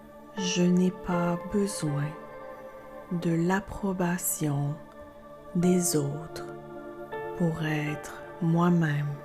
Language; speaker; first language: French; native; French